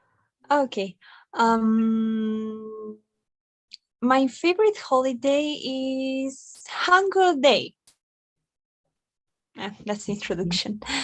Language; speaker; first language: English; non-native, learner; Spanish